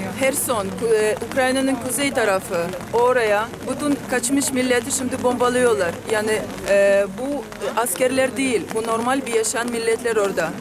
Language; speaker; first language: Turkish; non-native, fluent; Ukrainian